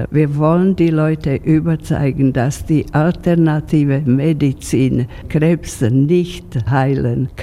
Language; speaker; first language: German; non-native, fluent; Slovak